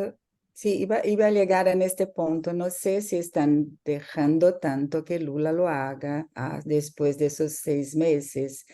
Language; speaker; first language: Spanish; non-native, fluent; Portuguese